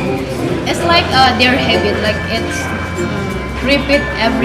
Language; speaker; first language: English; non-native, fluent; Indonesian